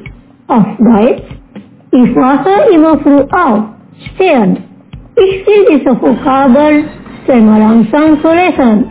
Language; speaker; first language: German; non-native, learner; Indonesian